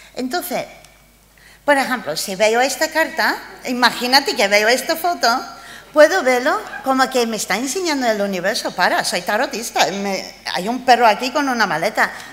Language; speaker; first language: Spanish; non-native, fluent; English